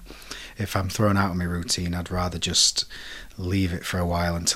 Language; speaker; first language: English; native; English